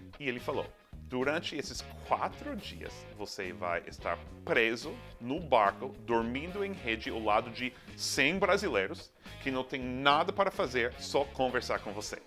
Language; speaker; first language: Portuguese; non-native, fluent; English